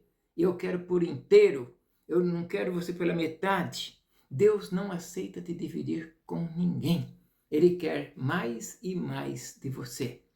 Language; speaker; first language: Portuguese; native; Portuguese